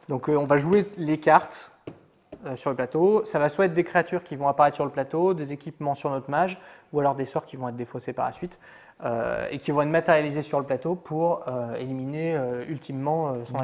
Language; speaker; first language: French; native; French